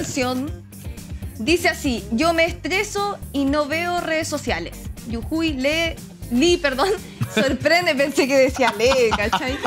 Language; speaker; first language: Spanish; native; Spanish